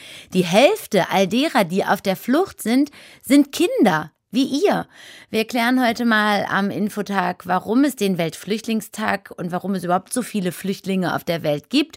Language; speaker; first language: German; native; German